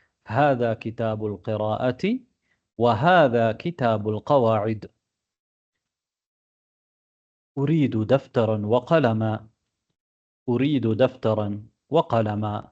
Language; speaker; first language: Arabic; non-native, fluent; Tamil